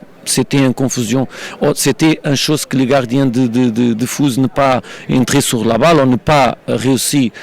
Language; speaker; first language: French; non-native, learner; Portuguese